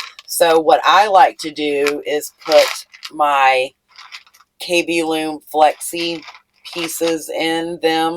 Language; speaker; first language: English; native; English